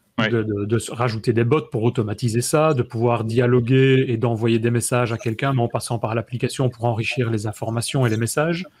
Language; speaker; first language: French; native; French